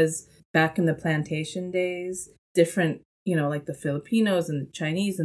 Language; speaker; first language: English; native; English